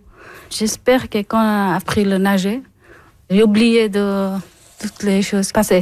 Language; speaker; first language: French; non-native, learner; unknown